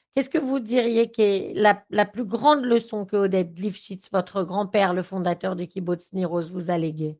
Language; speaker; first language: French; native; French